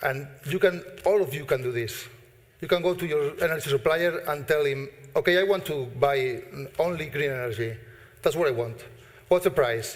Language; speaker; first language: English; non-native, fluent; Spanish